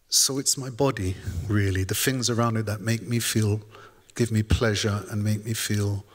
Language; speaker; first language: English; native; English